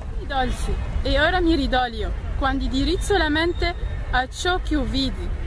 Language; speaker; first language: Italian; non-native, learner; Arabic